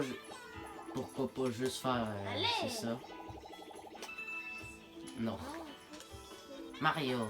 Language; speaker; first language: French; native; French